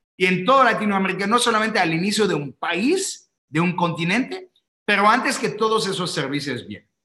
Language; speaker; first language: Spanish; non-native, fluent; English